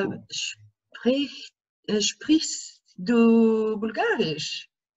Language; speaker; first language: German; non-native, learner; Greek